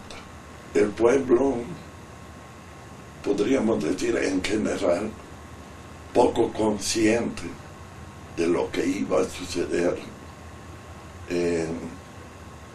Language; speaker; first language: Spanish; non-native, fluent; Italian